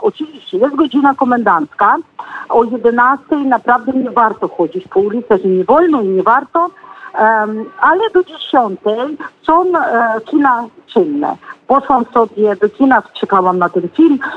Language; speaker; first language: Polish; non-native, fluent; Ukrainian